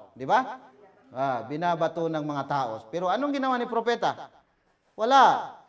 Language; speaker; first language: Filipino; non-native, local second language; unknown